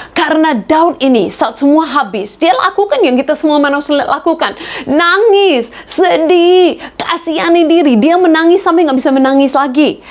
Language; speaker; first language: Indonesian; non-native, fluent; English